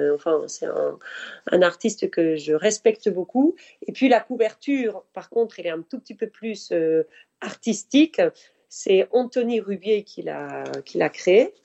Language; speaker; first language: French; non-native, fluent; Spanish